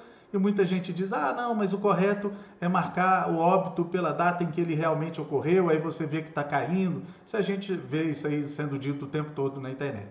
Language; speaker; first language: Portuguese; native; Portuguese